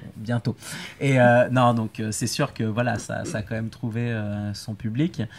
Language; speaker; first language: French; native; French